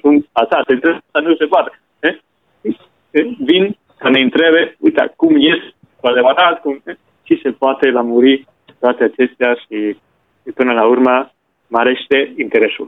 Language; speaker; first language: Romanian; non-native, fluent; Spanish